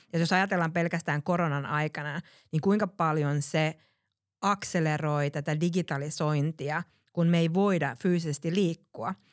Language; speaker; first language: Finnish; early bilingual, heritage; Finnish